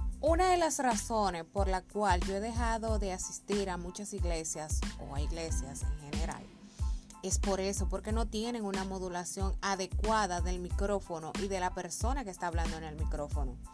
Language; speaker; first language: Spanish; native; Spanish